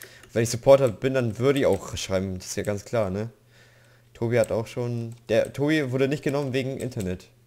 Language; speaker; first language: German; native; German